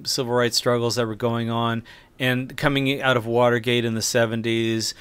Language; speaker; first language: English; native; English